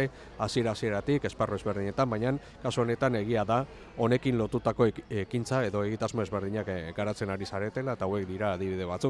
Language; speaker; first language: Basque; native; Basque